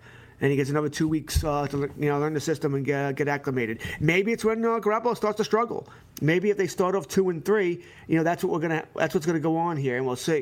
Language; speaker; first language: English; native; English